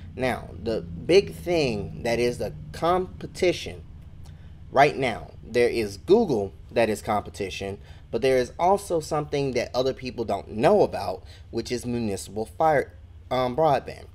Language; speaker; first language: English; native; English